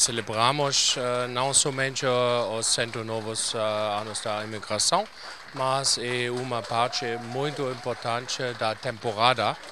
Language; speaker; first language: Portuguese; non-native, fluent; German